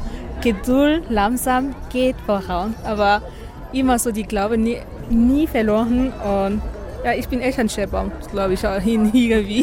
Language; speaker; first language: German; non-native, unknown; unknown